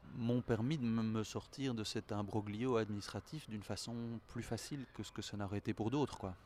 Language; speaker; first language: French; native; French